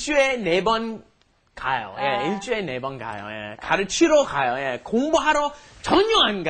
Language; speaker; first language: Korean; non-native, learner; English